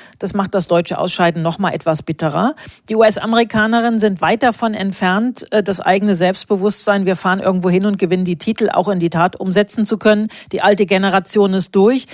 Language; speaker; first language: German; native; German